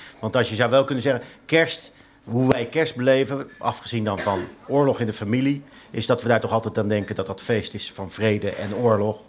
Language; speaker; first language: Dutch; native; Dutch